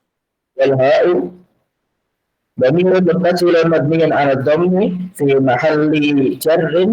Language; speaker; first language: Arabic; non-native, learner; Indonesian